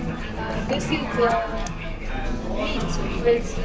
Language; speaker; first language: English; non-native, learner; Chinese